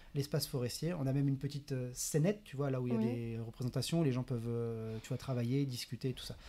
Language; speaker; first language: French; native; French